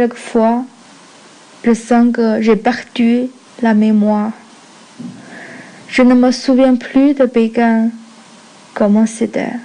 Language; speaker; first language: French; non-native, learner; Chinese